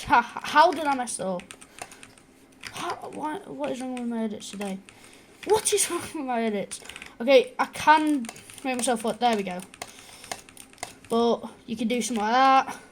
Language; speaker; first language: English; native; English